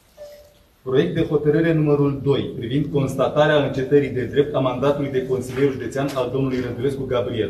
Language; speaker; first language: Romanian; native; Romanian